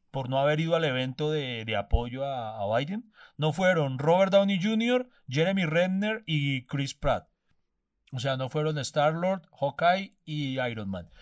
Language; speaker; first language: Spanish; native; Spanish